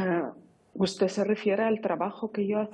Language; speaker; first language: Spanish; non-native, fluent; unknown